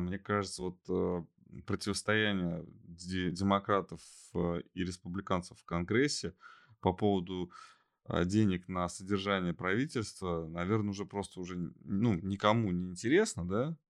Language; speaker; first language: Russian; native; Russian